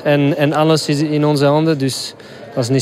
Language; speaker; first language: Dutch; non-native, local second language; French